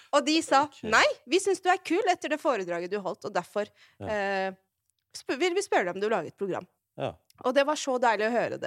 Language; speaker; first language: Norwegian; early bilingual, other home language; Arabic